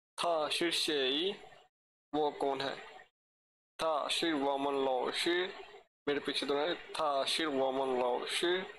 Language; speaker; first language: Urdu; native; Urdu